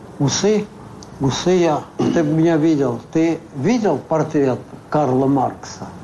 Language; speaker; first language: Russian; native; Russian